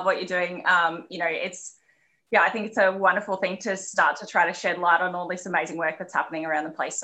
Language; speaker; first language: English; native; English